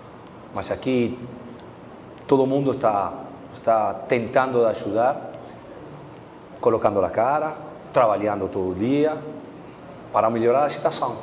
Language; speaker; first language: Portuguese; non-native, fluent; Spanish